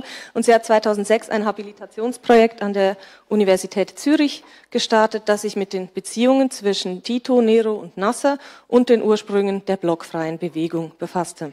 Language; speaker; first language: German; native; German